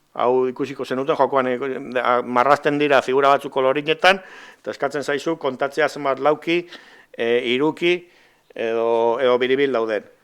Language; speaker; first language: Basque; native; Basque